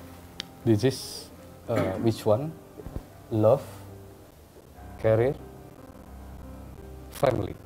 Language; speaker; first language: English; non-native, learner; Indonesian